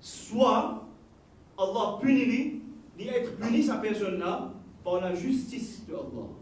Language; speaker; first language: French; non-native, local second language; Haitian Creole